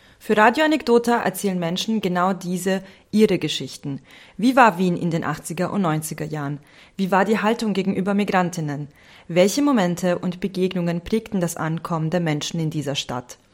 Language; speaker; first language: German; early bilingual, other home language; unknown